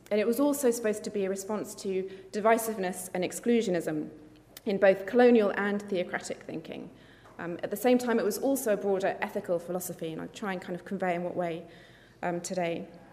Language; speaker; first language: English; native; English